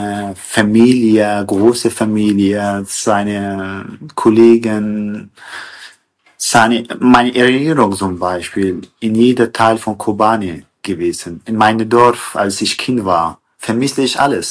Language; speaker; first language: German; non-native, fluent; Kurdish